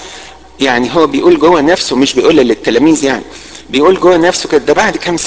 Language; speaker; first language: Arabic; native; Arabic